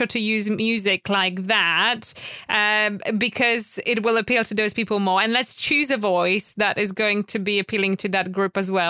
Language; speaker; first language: English; non-native, fluent; Polish